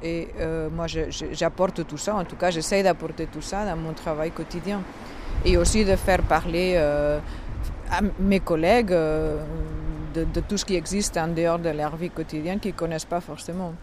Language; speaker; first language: French; non-native, fluent; Spanish